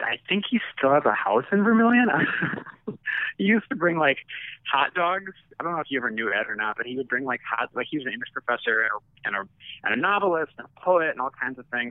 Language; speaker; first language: English; native; English